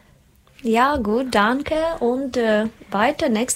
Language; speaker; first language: German; non-native, learner; Russian